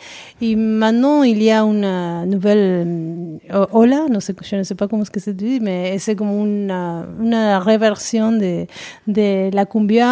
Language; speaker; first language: French; non-native, learner; Spanish